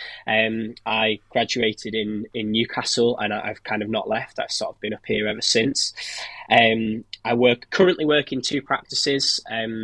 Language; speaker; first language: English; native; English